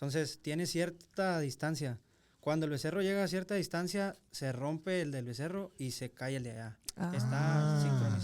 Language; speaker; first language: Spanish; native; Spanish